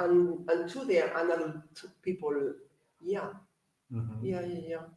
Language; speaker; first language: English; non-native, learner; Spanish